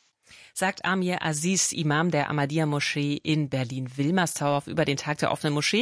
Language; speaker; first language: German; native; German